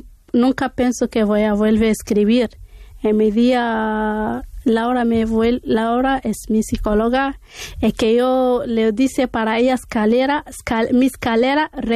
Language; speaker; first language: Spanish; non-native, learner; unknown